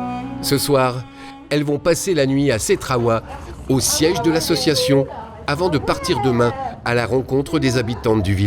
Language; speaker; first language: French; native; French